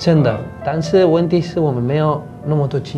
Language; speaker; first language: Chinese; non-native, fluent; Spanish